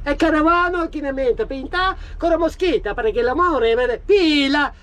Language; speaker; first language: Italian; non-native, learner; Turkish